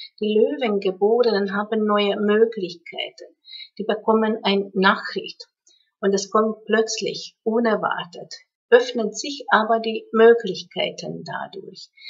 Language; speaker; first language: German; non-native, fluent; Hungarian